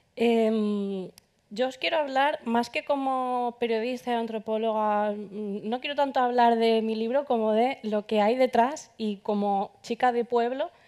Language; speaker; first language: Spanish; native; Spanish